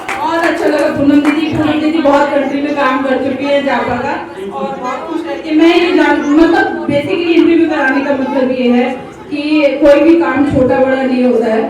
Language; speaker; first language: Hindi; native; Hindi